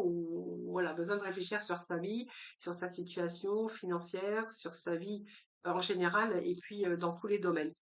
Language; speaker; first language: French; native; French